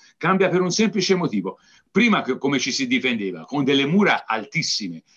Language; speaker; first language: Italian; native; Italian